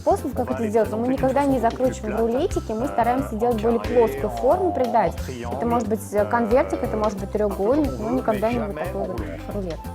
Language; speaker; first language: Russian; native; Russian